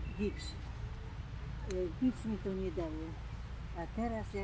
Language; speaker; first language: Polish; non-native, local second language; German